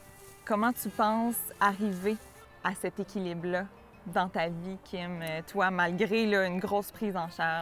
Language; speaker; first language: French; native; French